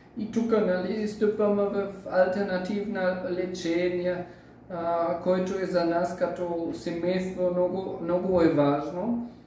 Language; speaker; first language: Bulgarian; non-native, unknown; German